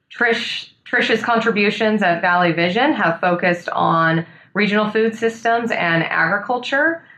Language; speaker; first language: English; native; English